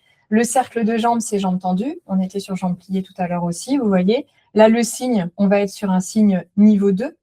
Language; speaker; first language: French; native; French